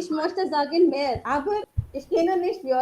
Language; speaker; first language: German; non-native, learner; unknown